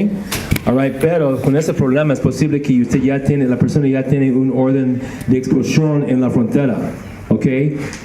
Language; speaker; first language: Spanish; non-native, fluent; English